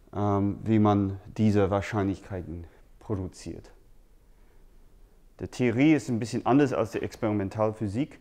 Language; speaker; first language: German; non-native, fluent; English